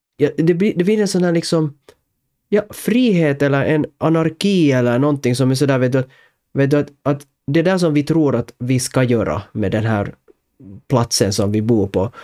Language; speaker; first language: Swedish; native; Swedish